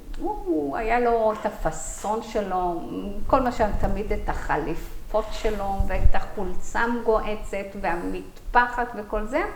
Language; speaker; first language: Hebrew; early bilingual, other home language; Arabic